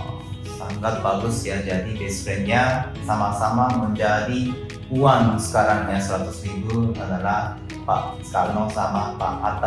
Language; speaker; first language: Indonesian; non-native, fluent; Japanese